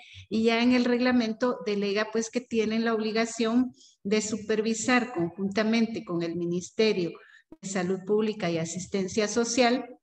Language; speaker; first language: Spanish; native; Spanish